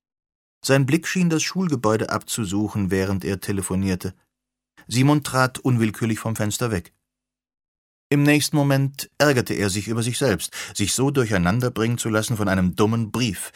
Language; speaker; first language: German; native; German